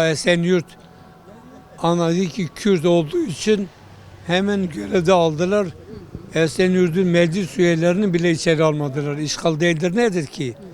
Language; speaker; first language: Turkish; non-native, local second language; Kurdish